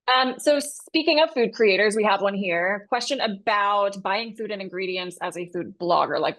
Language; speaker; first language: English; native; English